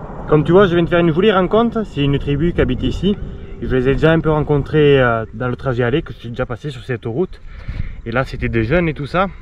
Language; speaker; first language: French; native; French